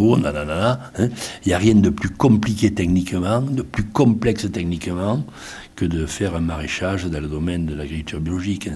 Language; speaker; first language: French; native; French